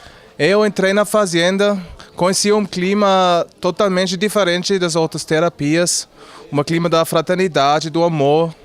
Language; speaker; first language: Portuguese; non-native, learner; German